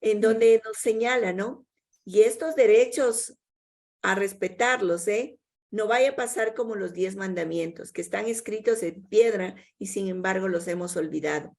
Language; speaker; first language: Spanish; native; Spanish